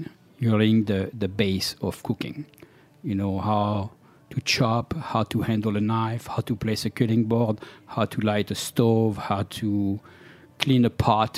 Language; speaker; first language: English; non-native, fluent; French